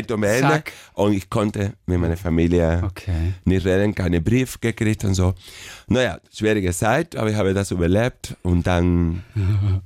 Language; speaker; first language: German; non-native, fluent; Spanish